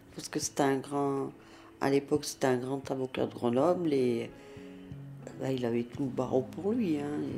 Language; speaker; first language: French; early bilingual, other home language; Italian